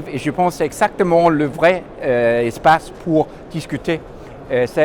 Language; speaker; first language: French; non-native, fluent; Danish